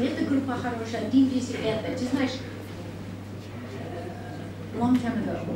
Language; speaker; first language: Russian; non-native, learner; English